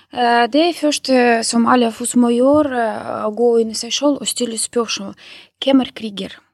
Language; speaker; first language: Norwegian; non-native, fluent; Russian